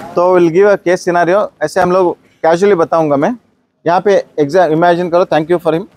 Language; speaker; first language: Hindi; non-native, local second language; Kannada